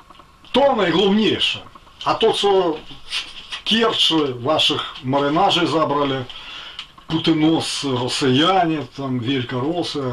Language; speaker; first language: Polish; non-native, fluent; Ukrainian